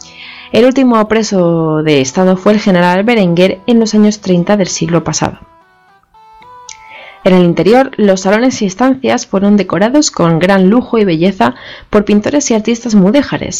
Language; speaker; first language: Spanish; native; Spanish